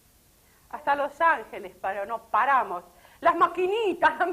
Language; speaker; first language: Spanish; native; Spanish